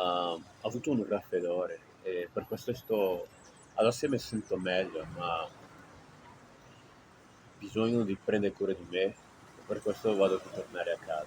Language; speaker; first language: Italian; non-native, fluent; Portuguese